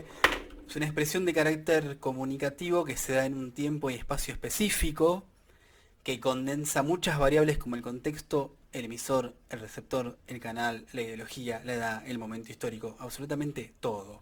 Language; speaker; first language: Spanish; native; Spanish